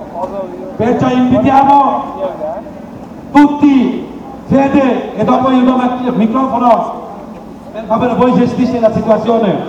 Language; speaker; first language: Italian; non-native, learner; Bangla